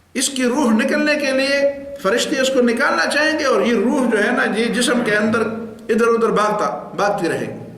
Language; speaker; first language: Urdu; non-native, local second language; Pashto